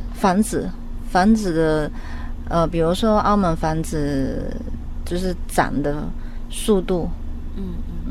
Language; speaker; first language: Chinese; non-native, local second language; Cantonese